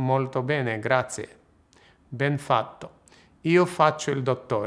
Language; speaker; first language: Italian; non-native, fluent; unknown